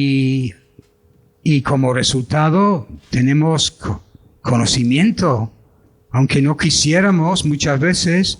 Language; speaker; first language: Spanish; non-native, fluent; English